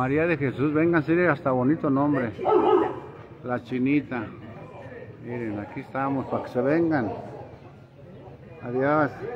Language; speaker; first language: Spanish; native; Spanish